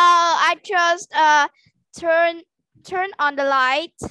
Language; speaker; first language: English; non-native, learner; Vietnamese